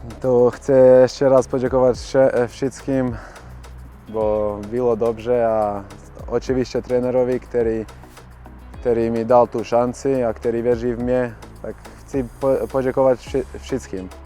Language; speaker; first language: Polish; non-native, learner; Bosnian